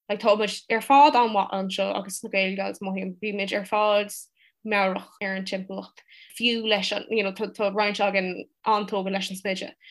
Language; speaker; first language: Irish; non-native, local second language; English